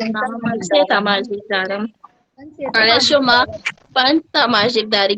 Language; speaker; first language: Persian; non-native, learner; Urdu